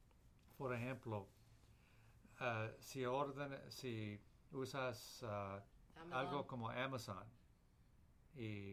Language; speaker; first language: Spanish; early bilingual, heritage; Spanish